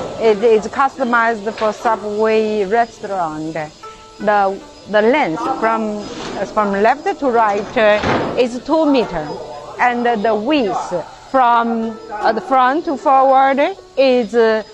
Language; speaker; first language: English; non-native, learner; Chinese